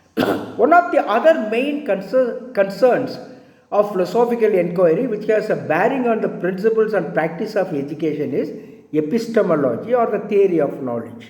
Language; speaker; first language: English; non-native, local second language; Tamil